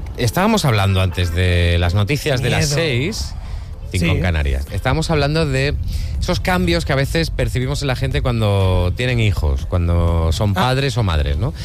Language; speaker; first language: Spanish; native; Spanish